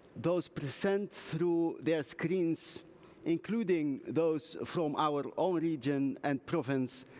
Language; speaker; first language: English; non-native, fluent; Dutch